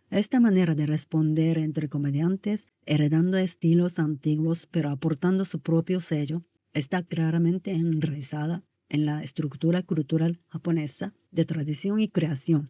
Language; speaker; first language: Spanish; non-native, fluent; Japanese